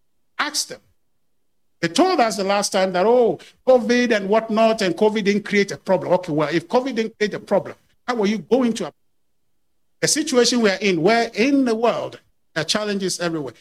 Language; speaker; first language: English; non-native, local second language; Akan